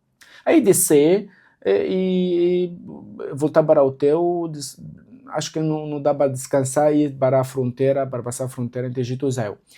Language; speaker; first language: Portuguese; non-native, local second language; Arabic